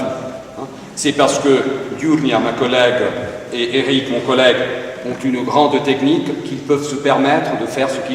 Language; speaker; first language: French; non-native, fluent; Spanish